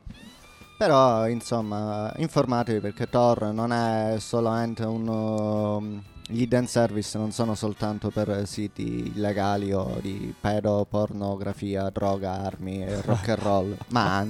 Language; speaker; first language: Italian; native; Italian